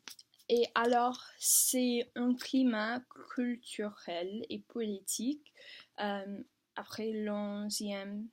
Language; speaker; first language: French; non-native, learner; English